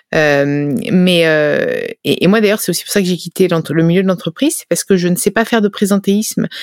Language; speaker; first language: French; native; French